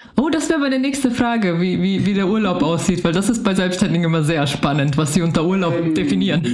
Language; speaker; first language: German; native; German